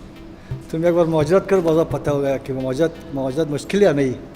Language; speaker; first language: Hindi; non-native, learner; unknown